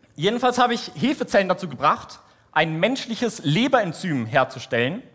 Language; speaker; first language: German; native; German